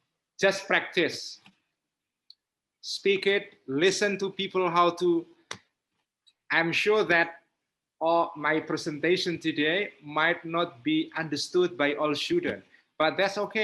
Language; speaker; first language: English; non-native, fluent; Indonesian